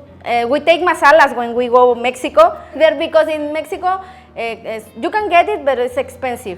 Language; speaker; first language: English; non-native, learner; Spanish